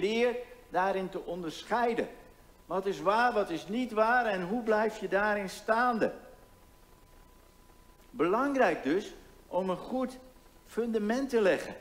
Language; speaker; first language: Dutch; native; Dutch